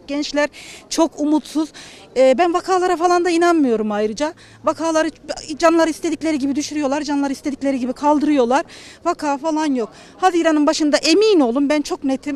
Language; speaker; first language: Turkish; native; Turkish